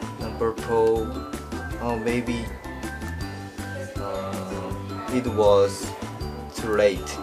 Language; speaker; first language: English; non-native, learner; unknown